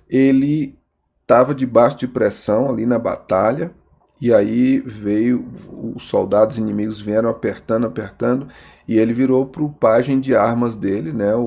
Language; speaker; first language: Portuguese; native; Portuguese